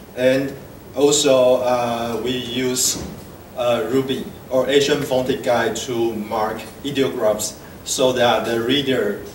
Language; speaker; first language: English; non-native, fluent; Chinese